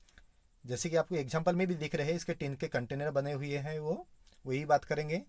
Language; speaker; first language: Hindi; non-native, local second language; Marathi